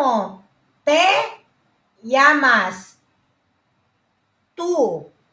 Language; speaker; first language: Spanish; non-native, learner; Filipino